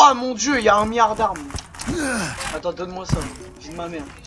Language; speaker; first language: French; native; French